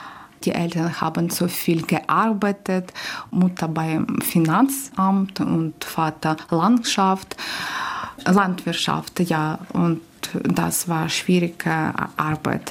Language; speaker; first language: German; non-native, learner; Ukrainian